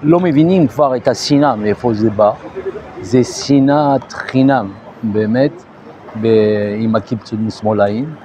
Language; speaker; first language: Hebrew; non-native, fluent; French